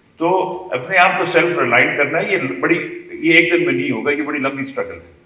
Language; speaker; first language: Urdu; non-native, local second language; Kashmiri